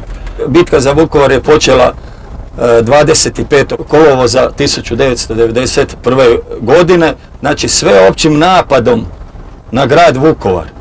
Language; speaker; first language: Croatian; native; Croatian